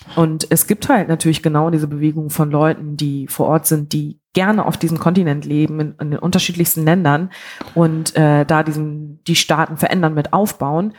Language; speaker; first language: German; early bilingual, other home language; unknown